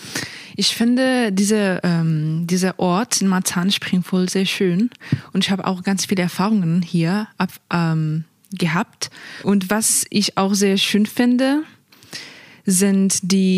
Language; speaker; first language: German; non-native, fluent; Persian